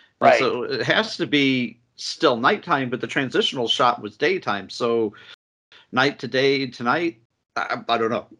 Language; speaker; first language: English; native; English